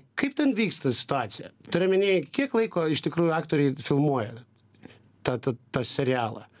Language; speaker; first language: Lithuanian; native; Lithuanian